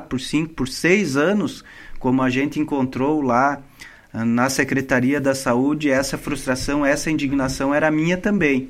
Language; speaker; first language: Portuguese; native; Portuguese